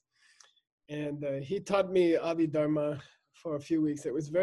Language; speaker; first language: English; native; English